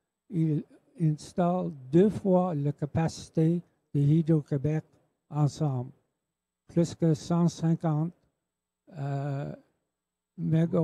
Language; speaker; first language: French; non-native, local second language; English